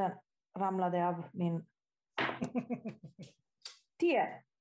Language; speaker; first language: Swedish; non-native, fluent; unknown